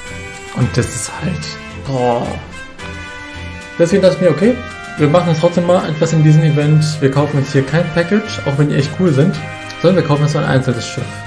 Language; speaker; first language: German; native; German